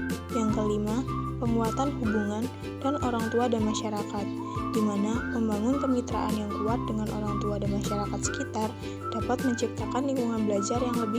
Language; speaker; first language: Indonesian; native; Indonesian